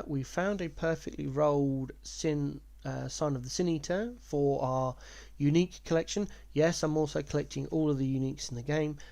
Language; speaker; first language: English; native; English